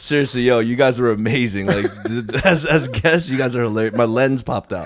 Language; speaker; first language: English; early bilingual, other home language; Korean